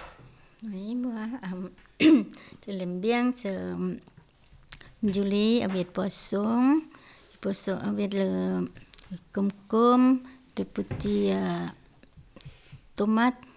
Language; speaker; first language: French; non-native, learner; Lao